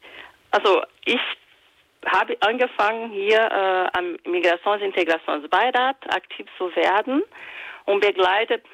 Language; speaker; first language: German; non-native, fluent; Portuguese